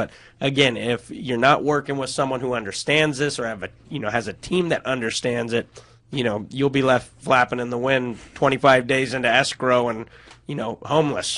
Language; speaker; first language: English; native; English